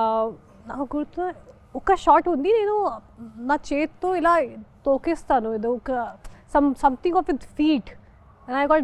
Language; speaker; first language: Telugu; non-native, fluent; Hindi